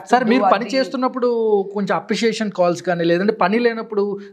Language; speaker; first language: Telugu; native; Telugu